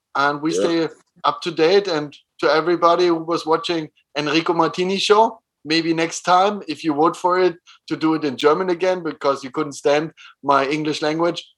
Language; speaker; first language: English; non-native, fluent; German